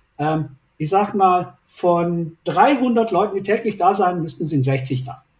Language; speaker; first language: German; early bilingual, other home language; Turkish